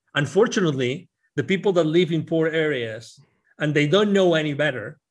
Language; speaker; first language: English; non-native, fluent; Spanish